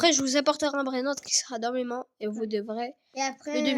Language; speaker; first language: French; native; French